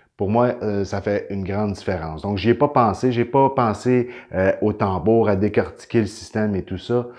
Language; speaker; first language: French; native; French